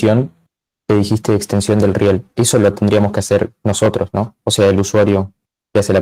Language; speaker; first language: Spanish; native; Spanish